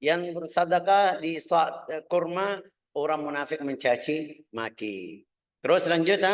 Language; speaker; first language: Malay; non-native, fluent; Arabic